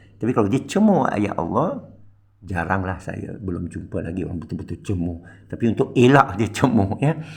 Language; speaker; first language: Malay; non-native, local second language; Min Nan Chinese